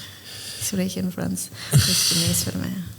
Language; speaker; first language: Dutch; non-native, learner; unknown